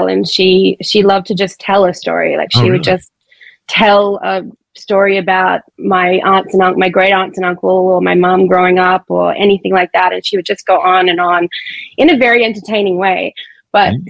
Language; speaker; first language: English; native; English